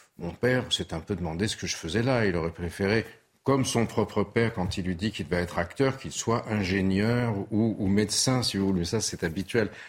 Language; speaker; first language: French; early bilingual, other home language; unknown